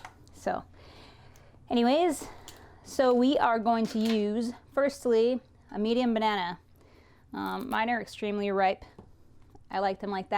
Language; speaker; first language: English; native; English